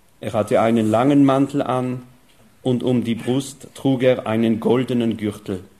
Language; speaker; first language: German; non-native, fluent; French